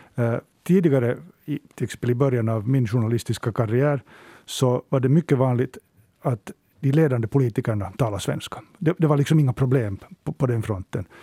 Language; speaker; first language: Swedish; native; Swedish